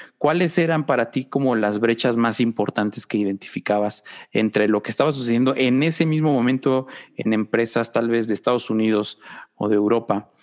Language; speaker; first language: Spanish; native; Spanish